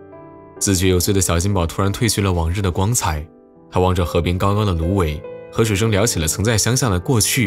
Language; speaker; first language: Chinese; native; Chinese